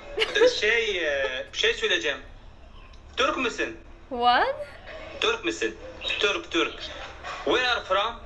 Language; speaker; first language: Turkish; non-native, learner; Arabic